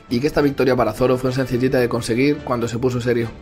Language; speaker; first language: Spanish; native; Spanish